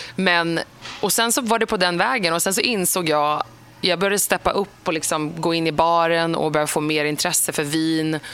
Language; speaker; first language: Swedish; native; Swedish